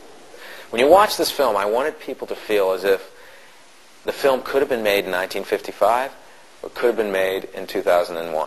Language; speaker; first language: English; native; English